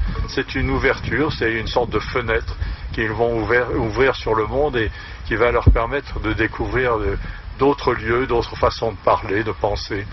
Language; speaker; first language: French; native; French